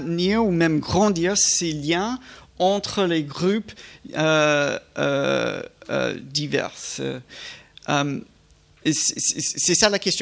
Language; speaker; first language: French; non-native, fluent; English